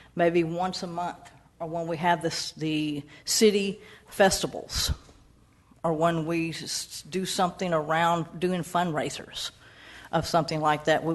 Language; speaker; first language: English; native; English